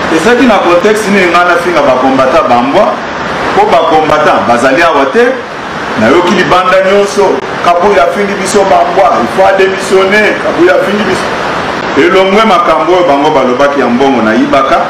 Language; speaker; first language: Lingala; non-native, local second language; Luba-Lulua